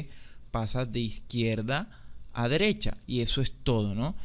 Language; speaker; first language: Spanish; native; Spanish